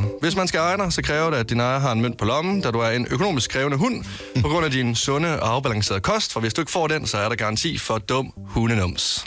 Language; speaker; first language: Danish; native; Danish